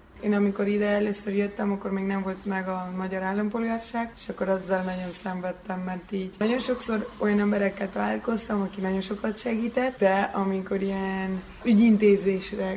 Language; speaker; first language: Hungarian; early bilingual, heritage; Hungarian